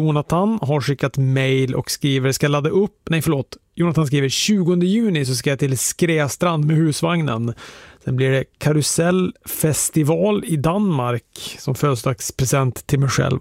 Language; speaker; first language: Swedish; native; Swedish